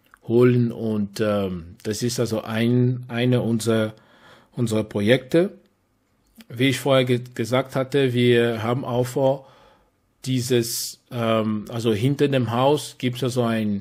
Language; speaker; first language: German; non-native, fluent; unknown